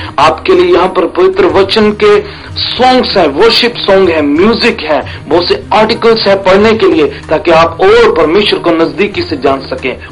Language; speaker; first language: Hindi; non-native, local second language; Punjabi